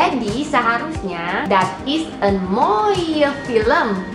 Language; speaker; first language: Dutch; non-native, learner; Indonesian